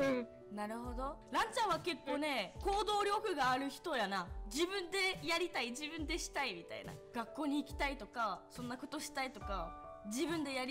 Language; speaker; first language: Japanese; non-native, fluent; French